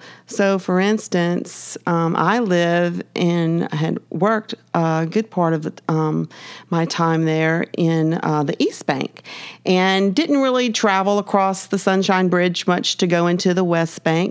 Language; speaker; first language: English; native; English